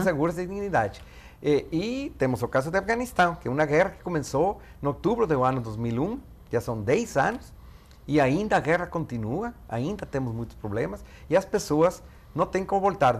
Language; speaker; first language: Portuguese; non-native, fluent; Spanish